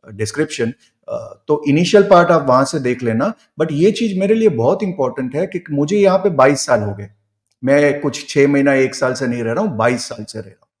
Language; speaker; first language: Hindi; non-native, local second language; Gujarati